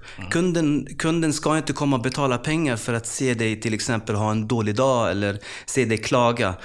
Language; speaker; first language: Swedish; early bilingual, other home language; Arabic